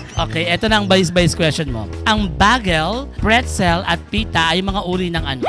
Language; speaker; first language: Filipino; native; Filipino